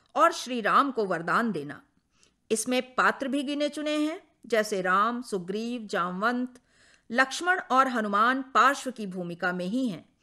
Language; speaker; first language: Hindi; native; Hindi